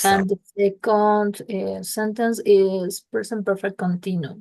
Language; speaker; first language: English; non-native, learner; Spanish